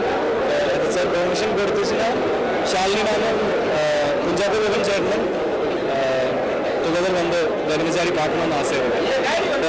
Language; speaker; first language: Tamil; non-native, learner; Malayalam